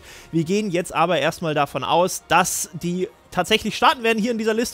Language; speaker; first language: German; native; German